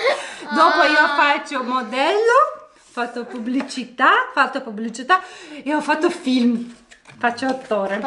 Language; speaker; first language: Italian; early bilingual, other home language; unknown